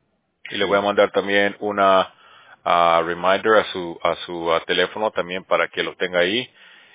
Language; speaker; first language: Spanish; native; Spanish